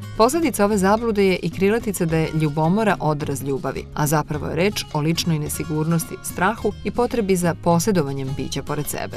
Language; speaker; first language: Serbian; native; Serbian